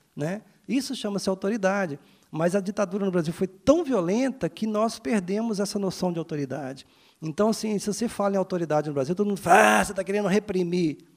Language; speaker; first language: Portuguese; native; Portuguese